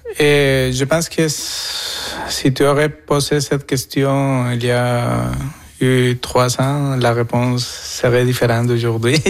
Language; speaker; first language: French; non-native, fluent; Spanish